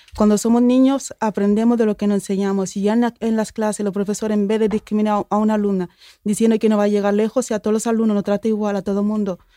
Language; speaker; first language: Spanish; early bilingual, other home language; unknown